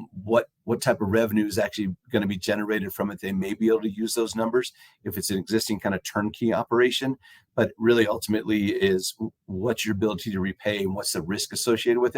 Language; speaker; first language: English; native; English